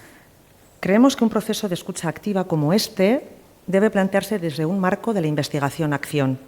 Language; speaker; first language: Spanish; native; Spanish